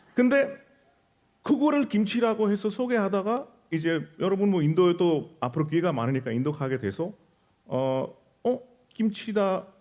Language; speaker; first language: Korean; non-native, fluent; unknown